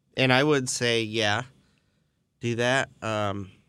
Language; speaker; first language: English; native; English